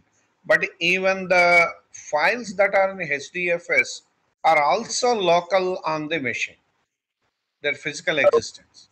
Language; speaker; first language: English; non-native, local second language; Telugu